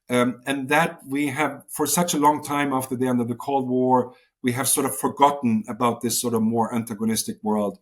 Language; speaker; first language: English; non-native, fluent; Swedish